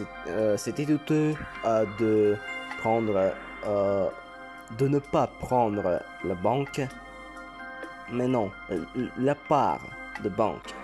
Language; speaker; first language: French; non-native, learner; Russian